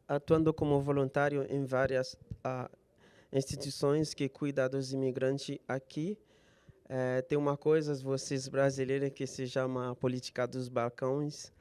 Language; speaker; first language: Portuguese; non-native, fluent; Haitian Creole